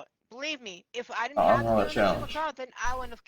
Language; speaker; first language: English; native; English